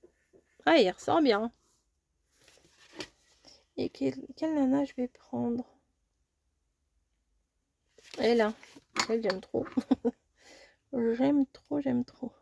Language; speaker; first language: French; native; French